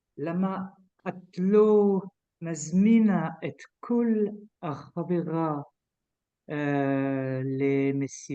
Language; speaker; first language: Hebrew; non-native, learner; French